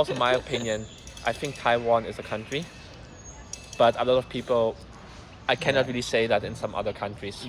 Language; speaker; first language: English; non-native, fluent; German